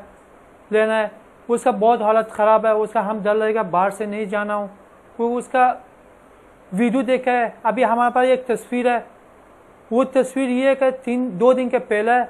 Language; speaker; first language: Hindi; non-native, learner; Persian